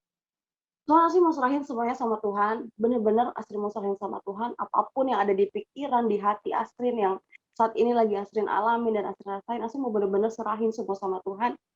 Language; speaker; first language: Indonesian; native; Indonesian